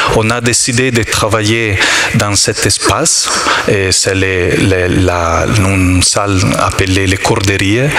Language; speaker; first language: French; non-native, learner; Italian